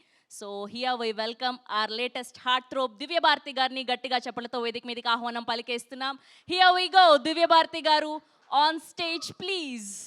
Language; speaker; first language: Telugu; native; Telugu